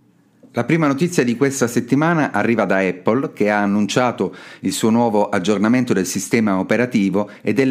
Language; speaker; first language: Italian; native; Italian